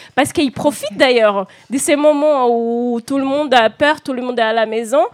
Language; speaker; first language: French; non-native, fluent; Portuguese